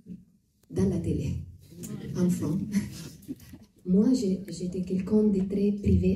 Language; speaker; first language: French; non-native, fluent; Italian